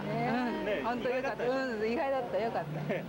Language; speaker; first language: Japanese; native; Japanese